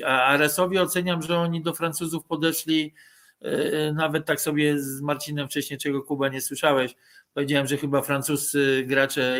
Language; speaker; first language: Polish; native; Polish